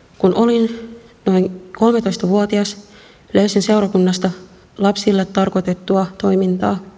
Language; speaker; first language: Finnish; early bilingual, other home language; Arabic